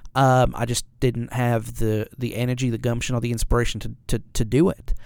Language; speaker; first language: English; native; English